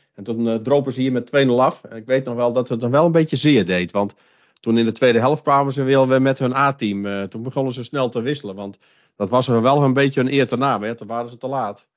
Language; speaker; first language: Dutch; native; Dutch